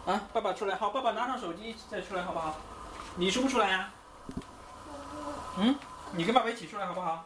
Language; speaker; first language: Chinese; native; Chinese